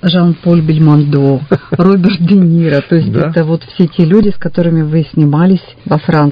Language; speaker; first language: Russian; native; Russian